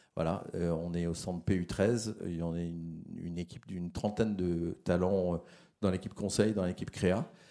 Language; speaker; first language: French; native; French